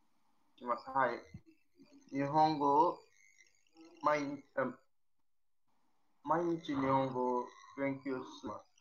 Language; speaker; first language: Japanese; non-native, learner; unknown